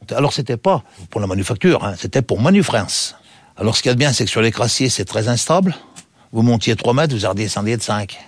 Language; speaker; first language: French; native; French